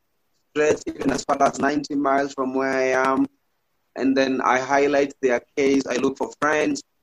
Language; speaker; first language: English; non-native, local second language; Gusii